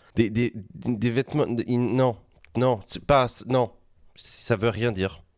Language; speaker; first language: French; native; French